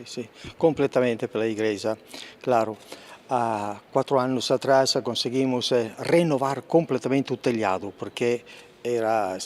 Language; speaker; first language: Portuguese; non-native, fluent; Italian